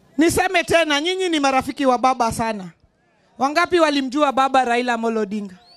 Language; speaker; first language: Swahili; non-native, local second language; Luo (Kenya and Tanzania)